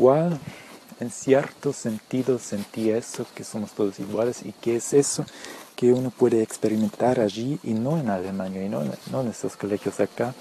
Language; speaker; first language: Spanish; early bilingual, heritage; Spanish